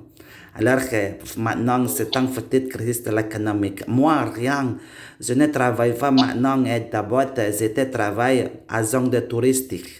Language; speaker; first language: French; non-native, learner; Indonesian